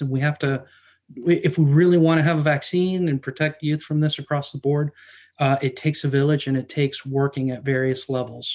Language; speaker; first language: English; native; English